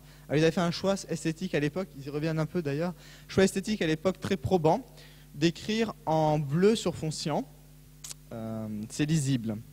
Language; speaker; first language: French; native; French